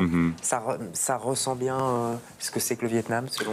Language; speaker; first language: French; native; French